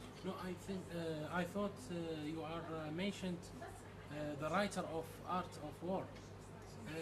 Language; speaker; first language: English; non-native, learner; Arabic